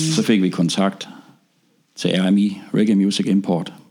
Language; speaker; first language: Danish; native; Danish